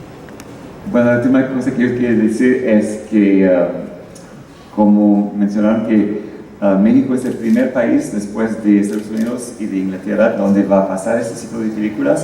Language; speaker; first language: Spanish; non-native, fluent; French